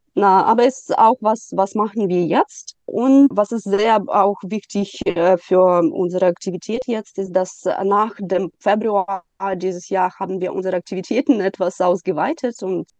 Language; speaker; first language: German; non-native, fluent; Ukrainian